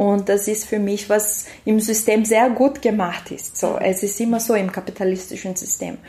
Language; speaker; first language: German; non-native, fluent; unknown